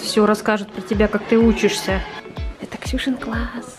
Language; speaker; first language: Russian; native; Russian